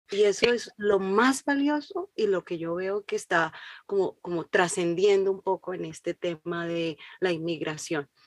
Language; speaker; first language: Spanish; native; Spanish